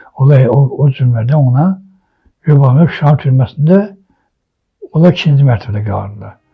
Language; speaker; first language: Azerbaijani; non-native, local second language; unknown